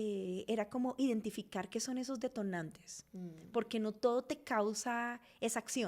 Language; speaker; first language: Spanish; native; Spanish